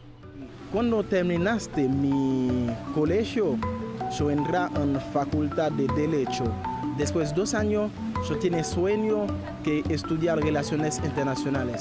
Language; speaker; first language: Spanish; non-native, learner; Haitian Creole